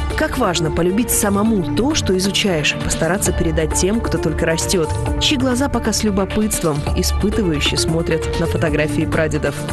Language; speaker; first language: Russian; native; Russian